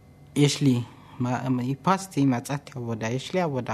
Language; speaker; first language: Hebrew; non-native, learner; Amharic